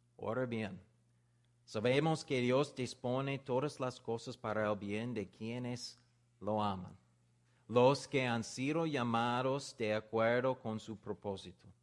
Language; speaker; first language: Spanish; non-native, learner; English